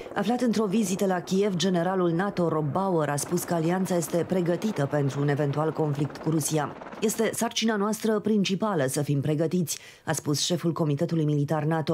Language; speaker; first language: Romanian; native; Romanian